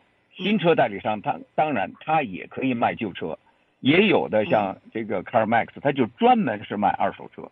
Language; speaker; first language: Chinese; native; Chinese